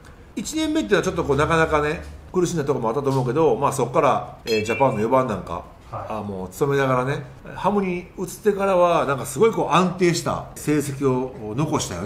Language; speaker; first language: Japanese; native; Japanese